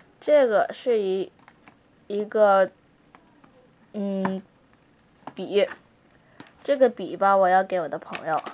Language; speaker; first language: Chinese; early bilingual, heritage; English